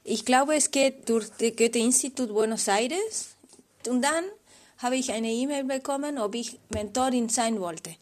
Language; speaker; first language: German; non-native, fluent; Spanish